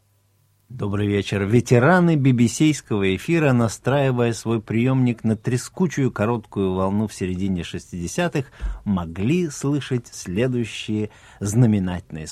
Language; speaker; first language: Russian; native; Russian